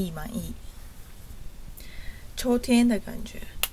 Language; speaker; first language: Chinese; early bilingual, heritage; Chinese